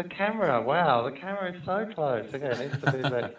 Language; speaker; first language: English; non-native, fluent; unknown